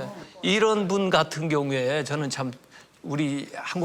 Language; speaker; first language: Korean; native; Korean